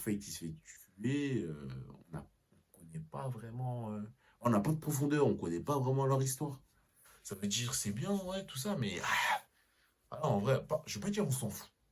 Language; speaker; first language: French; native; French